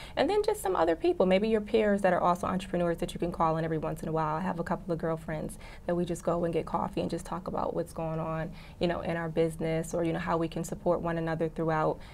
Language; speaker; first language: English; native; English